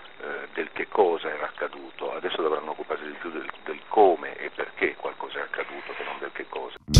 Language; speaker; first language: Italian; native; Italian